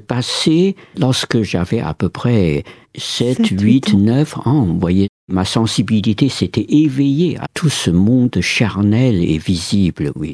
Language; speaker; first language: French; non-native, fluent; Chinese